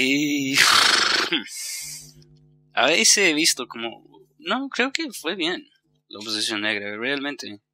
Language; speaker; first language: Spanish; non-native, fluent; English